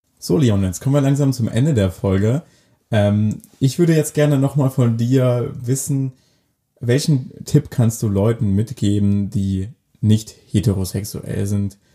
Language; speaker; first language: German; native; German